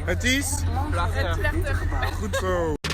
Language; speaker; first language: Dutch; non-native, learner; French